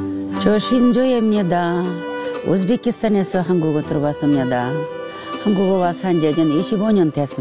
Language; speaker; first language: Korean; non-native, learner; Russian